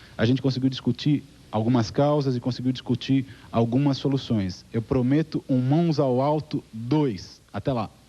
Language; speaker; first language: Portuguese; native; Portuguese